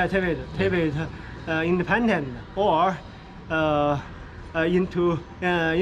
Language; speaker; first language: English; non-native, learner; Chinese